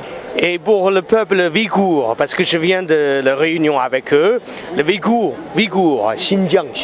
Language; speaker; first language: French; non-native, fluent; Chinese